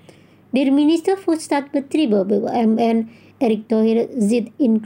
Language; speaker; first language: German; non-native, fluent; Indonesian